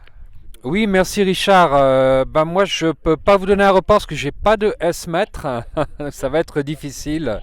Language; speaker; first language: French; native; French